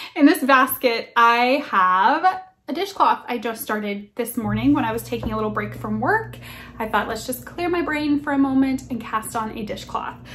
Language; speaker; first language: English; native; English